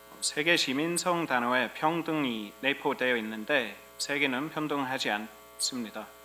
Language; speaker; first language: Korean; non-native, fluent; English